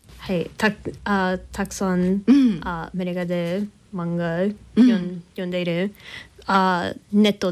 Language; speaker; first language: Japanese; non-native, learner; English